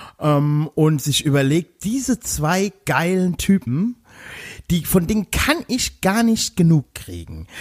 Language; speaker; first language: German; native; German